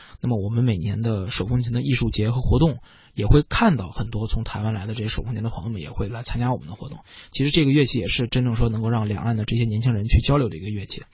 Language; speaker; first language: Chinese; native; Chinese